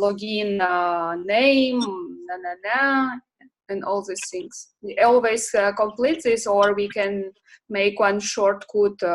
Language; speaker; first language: English; non-native, learner; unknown